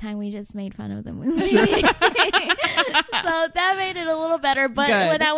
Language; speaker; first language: English; non-native, local second language; Filipino